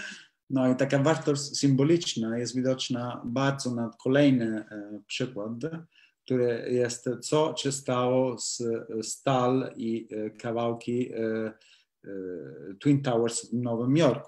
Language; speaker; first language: Polish; non-native, learner; Italian